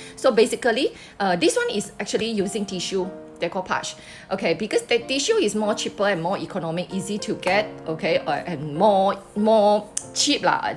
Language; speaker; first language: English; non-native, local second language; Chinese